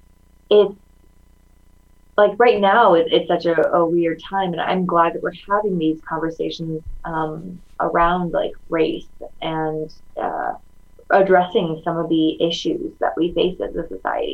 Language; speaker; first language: English; early bilingual, other home language; Chinese